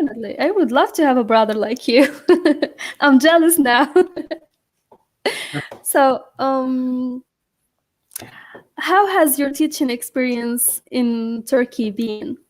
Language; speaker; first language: English; non-native, fluent; Arabic